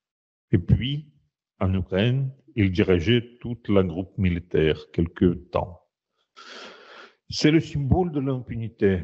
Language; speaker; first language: French; non-native, fluent; Russian